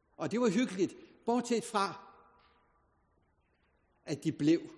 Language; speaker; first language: Danish; native; Danish